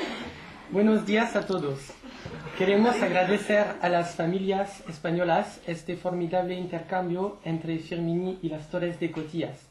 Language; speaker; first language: Spanish; non-native, learner; French